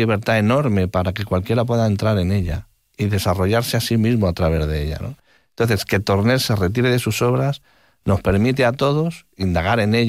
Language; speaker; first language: Spanish; native; Spanish